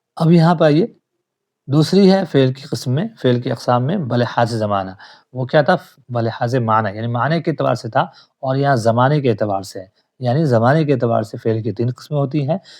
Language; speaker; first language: Urdu; native; Urdu